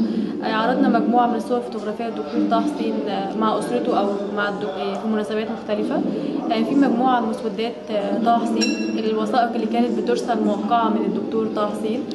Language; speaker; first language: Arabic; native; Arabic